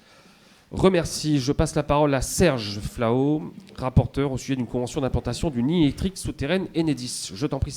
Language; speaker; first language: French; native; French